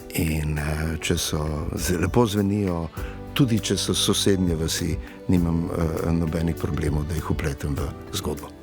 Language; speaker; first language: Slovenian; native; Slovenian